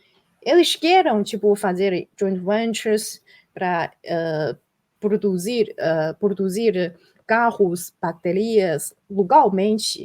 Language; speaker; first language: Portuguese; non-native, fluent; Chinese